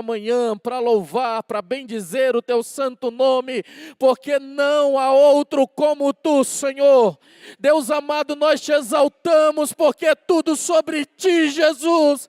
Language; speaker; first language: Portuguese; native; Portuguese